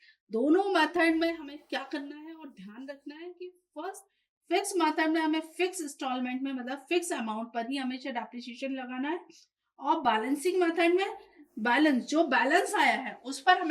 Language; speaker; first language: Hindi; native; Hindi